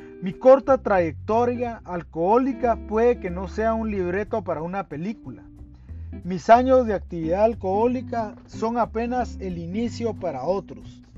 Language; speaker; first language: Spanish; native; Spanish